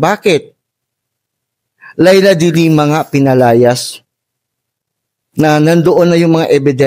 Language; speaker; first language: Filipino; native; Filipino